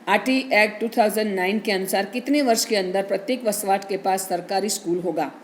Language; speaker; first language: Hindi; non-native, local second language; Gujarati